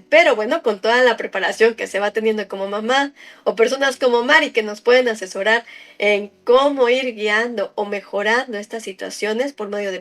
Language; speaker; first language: Spanish; native; Spanish